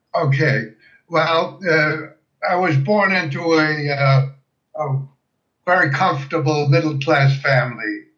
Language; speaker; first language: English; early bilingual, other home language; German